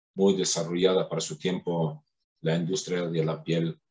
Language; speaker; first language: Spanish; non-native, fluent; Arabic